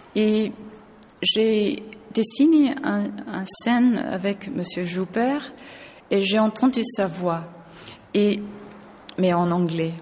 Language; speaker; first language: French; non-native, fluent; English